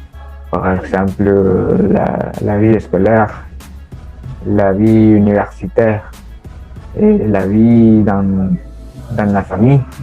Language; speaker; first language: French; non-native, learner; Spanish